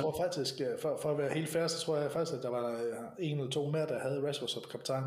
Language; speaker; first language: Danish; native; Danish